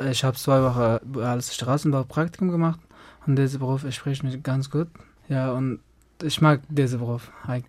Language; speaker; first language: German; non-native, fluent; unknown